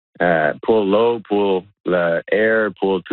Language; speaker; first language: French; non-native, local second language; English